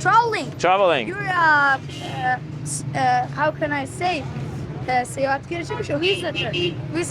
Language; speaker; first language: English; non-native, learner; Persian